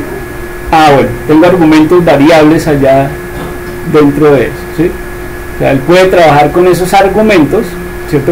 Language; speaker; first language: Spanish; native; Spanish